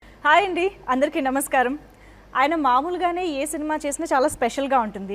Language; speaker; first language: Telugu; native; Telugu